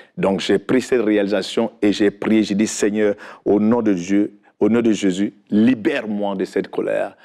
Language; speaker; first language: French; non-native, local second language; Fula